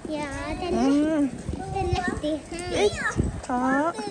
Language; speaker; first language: Swedish; early bilingual, other home language; Mongolian